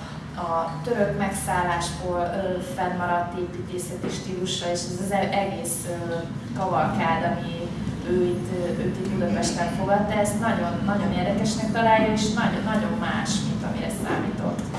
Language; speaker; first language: Hungarian; native; Hungarian